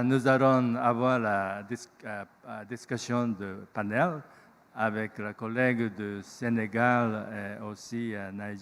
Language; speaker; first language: French; non-native, learner; Japanese